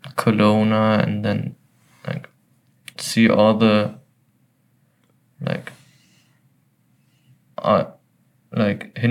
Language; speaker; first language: English; non-native, fluent; German